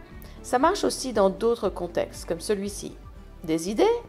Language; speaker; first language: French; non-native, fluent; English